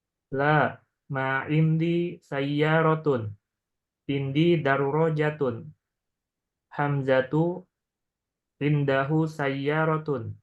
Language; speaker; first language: Arabic; non-native, learner; Indonesian